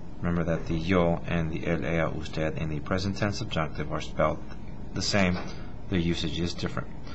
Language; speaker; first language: English; native; English